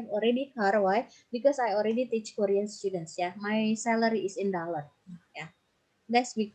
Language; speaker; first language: English; non-native, fluent; Indonesian